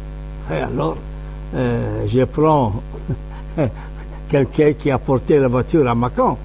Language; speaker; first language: French; non-native, fluent; Italian